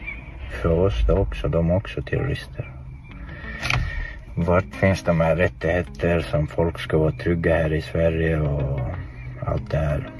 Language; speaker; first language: Swedish; non-native, fluent; Chechen